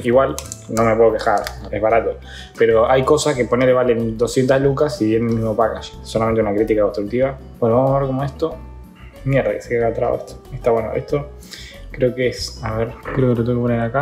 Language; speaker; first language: Spanish; native; Spanish